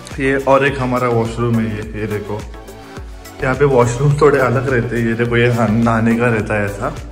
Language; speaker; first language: Hindi; non-native, local second language; Marathi